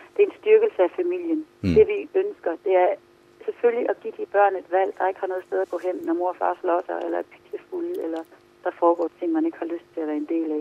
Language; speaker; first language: Danish; native; Danish